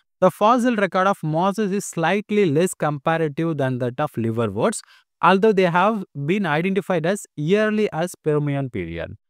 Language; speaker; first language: English; non-native, local second language; Tamil